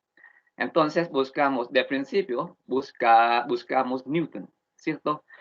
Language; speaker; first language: Spanish; non-native, learner; Vietnamese